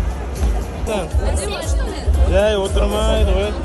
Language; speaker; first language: Turkish; non-native, learner; Kazakh